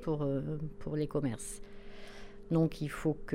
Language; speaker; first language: French; native; French